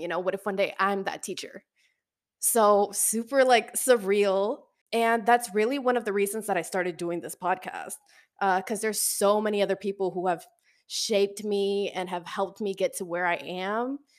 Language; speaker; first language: English; early bilingual, other home language; Spanish